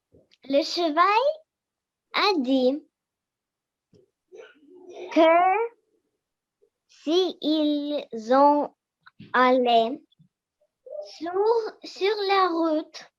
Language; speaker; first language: French; non-native, learner; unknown